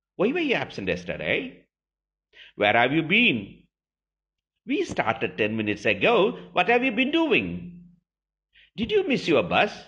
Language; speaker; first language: English; non-native, local second language; Tamil